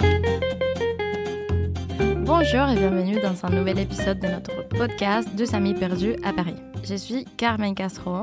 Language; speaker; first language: French; non-native, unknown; Spanish